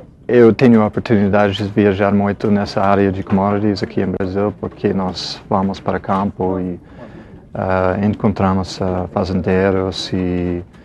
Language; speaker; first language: Portuguese; non-native, fluent; English